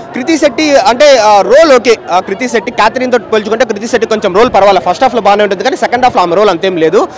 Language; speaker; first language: Telugu; native; Telugu